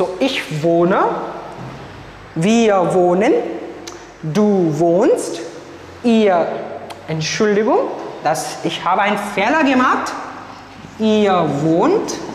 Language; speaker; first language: German; non-native, learner; Marathi